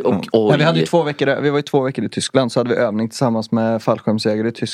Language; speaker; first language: Swedish; native; Swedish